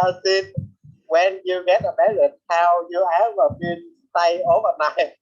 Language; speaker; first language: English; non-native, learner; Vietnamese